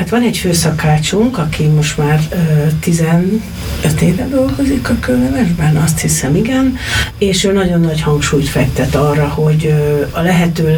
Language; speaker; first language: Hungarian; native; Hungarian